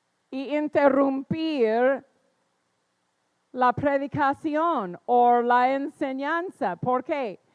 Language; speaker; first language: Spanish; non-native, fluent; English